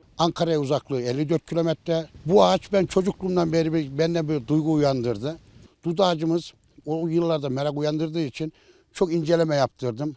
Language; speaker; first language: Turkish; native; Turkish